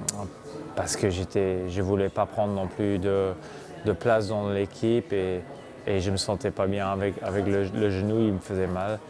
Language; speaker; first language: French; non-native, local second language; Luxembourgish